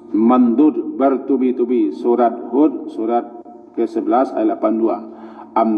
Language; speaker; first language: Malay; non-native, local second language; Minangkabau